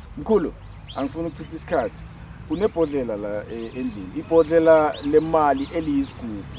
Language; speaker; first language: Zulu; non-native, local second language; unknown